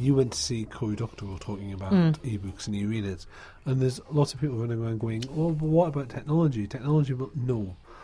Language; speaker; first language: English; native; English